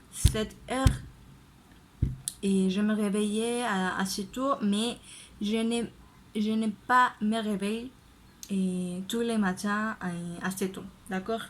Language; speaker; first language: French; non-native, learner; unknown